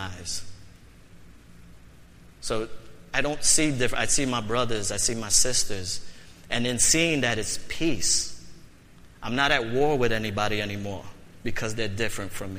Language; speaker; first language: English; native; English